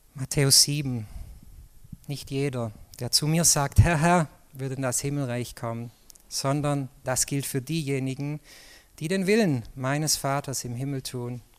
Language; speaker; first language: German; native; German